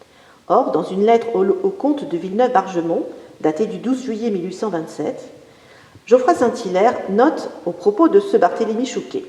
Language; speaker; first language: French; native; French